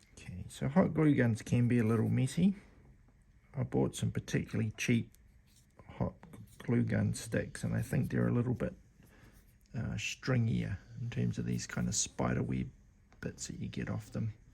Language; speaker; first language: English; native; English